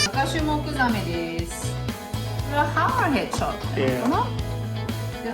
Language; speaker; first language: Japanese; native; Japanese